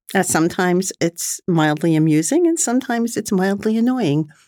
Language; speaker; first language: English; native; English